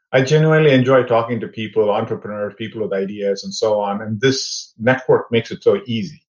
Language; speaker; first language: English; non-native, local second language; Tamil